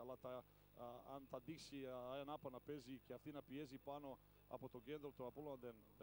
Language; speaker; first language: Greek; non-native, fluent; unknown